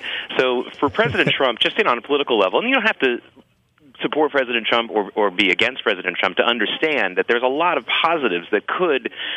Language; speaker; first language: English; native; English